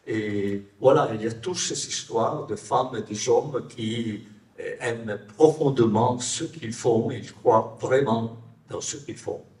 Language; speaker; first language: French; non-native, fluent; Italian